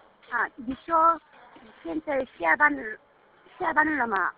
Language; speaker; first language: Chinese; non-native, learner; Korean